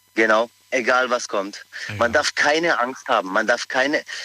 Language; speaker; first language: German; native; German